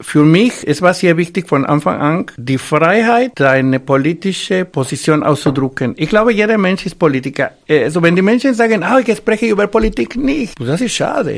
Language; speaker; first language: German; non-native, fluent; Spanish